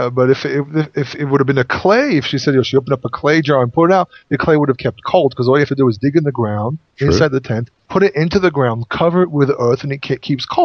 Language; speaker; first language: English; non-native, fluent; Hebrew